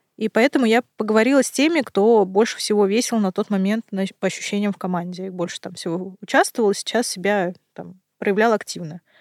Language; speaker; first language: Russian; native; Russian